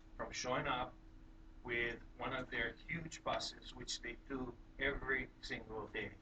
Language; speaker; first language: English; native; English